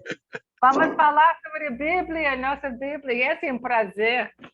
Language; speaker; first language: Portuguese; non-native, fluent; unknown